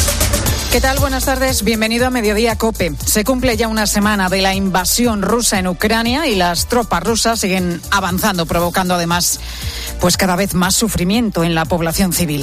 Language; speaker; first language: Spanish; native; Spanish